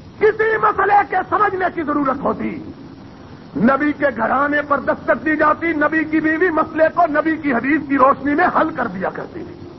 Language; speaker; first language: Urdu; non-native, local second language; Punjabi